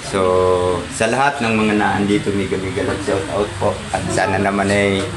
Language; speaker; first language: Filipino; non-native, local second language; Cebuano